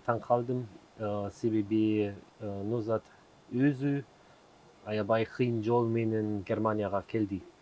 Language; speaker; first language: Kyrgyz; non-native, learner; German